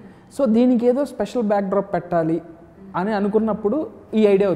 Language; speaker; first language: Telugu; native; Telugu